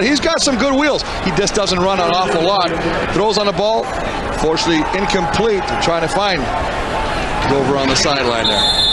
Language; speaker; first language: English; native; English